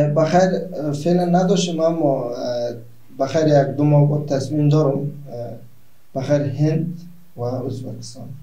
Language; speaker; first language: Persian; non-native, local second language; Turkmen